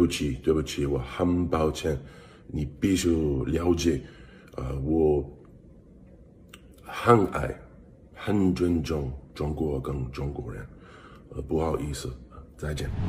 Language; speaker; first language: Chinese; non-native, learner; English